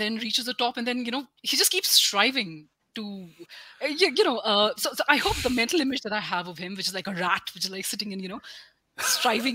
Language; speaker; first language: English; non-native, local second language; Hindi